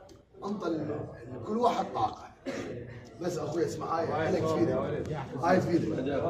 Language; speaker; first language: Arabic; native; Arabic